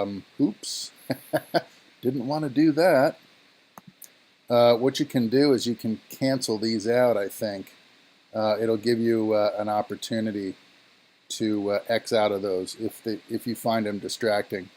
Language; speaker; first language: English; native; English